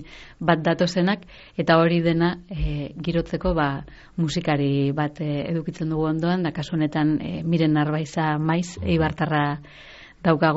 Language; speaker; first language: Basque; native; Basque